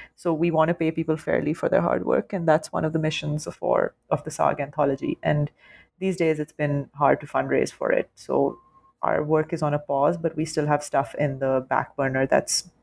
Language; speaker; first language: English; non-native, local second language; Urdu